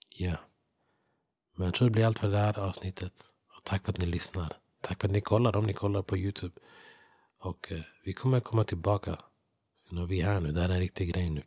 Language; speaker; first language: Swedish; early bilingual, other home language; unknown